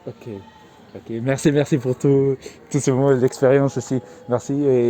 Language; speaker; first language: French; non-native, fluent; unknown